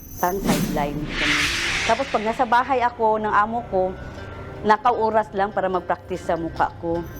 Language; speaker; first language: Filipino; non-native, local second language; Cebuano